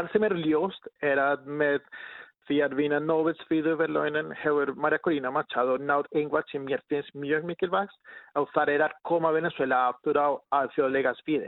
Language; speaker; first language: Icelandic; non-native, learner; Spanish